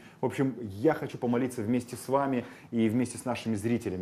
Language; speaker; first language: Russian; native; Russian